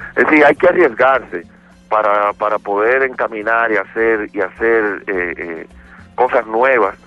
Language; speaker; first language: Spanish; native; Spanish